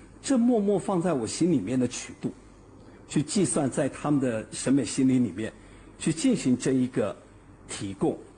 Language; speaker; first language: Chinese; native; Chinese